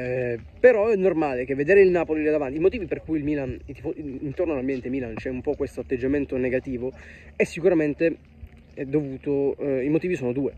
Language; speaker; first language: Italian; native; Italian